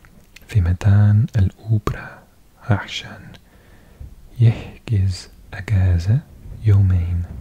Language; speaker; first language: Arabic; non-native, learner; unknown